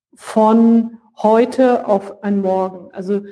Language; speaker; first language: German; native; German